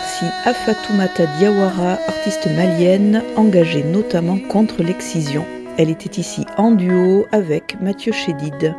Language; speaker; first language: French; native; French